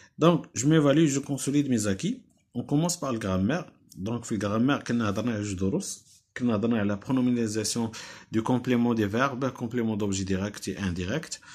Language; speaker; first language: French; non-native, local second language; Arabic